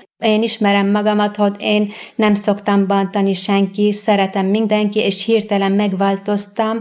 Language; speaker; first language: Hungarian; non-native, fluent; Arabic